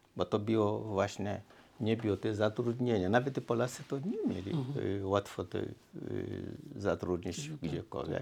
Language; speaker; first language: Polish; non-native, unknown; Swahili